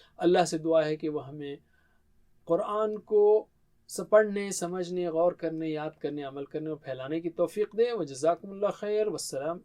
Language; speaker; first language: Urdu; native; Urdu